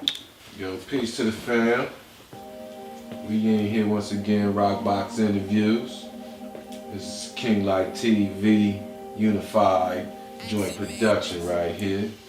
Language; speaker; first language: English; native; English